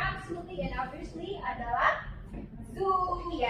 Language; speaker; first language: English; non-native, fluent; Indonesian